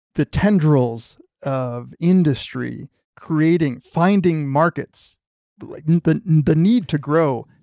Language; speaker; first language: English; native; English